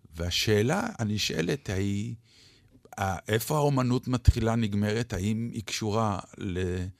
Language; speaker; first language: Hebrew; native; Hebrew